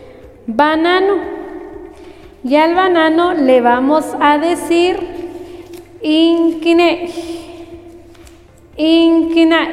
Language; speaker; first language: Spanish; non-native, local second language; Kaqchikel